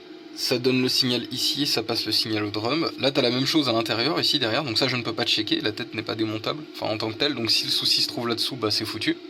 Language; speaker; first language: French; native; French